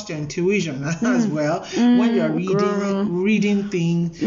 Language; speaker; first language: English; non-native, local second language; Yoruba